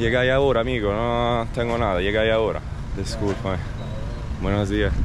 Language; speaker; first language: Spanish; non-native, learner; Italian